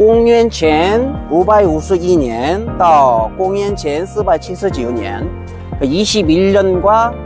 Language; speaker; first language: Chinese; non-native, fluent; Korean